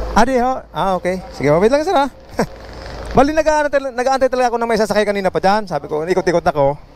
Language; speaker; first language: Filipino; non-native, local second language; Bikol